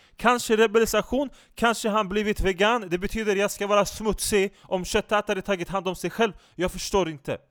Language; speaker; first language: Swedish; non-native, fluent; Turkish